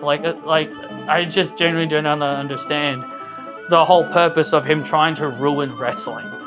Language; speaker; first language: English; native; English